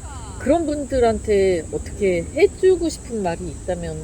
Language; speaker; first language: Korean; native; Korean